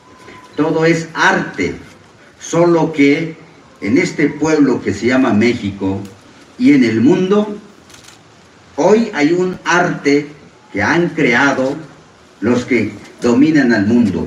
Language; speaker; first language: Spanish; non-native, local second language; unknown